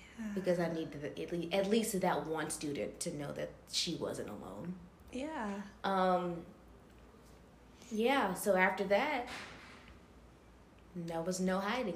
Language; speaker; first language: English; native; English